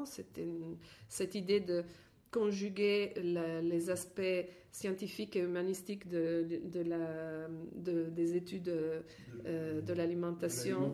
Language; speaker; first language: French; non-native, fluent; Italian